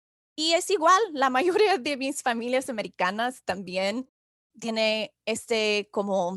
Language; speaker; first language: Spanish; non-native, fluent; English